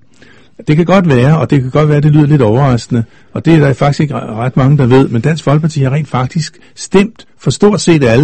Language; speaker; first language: Danish; native; Danish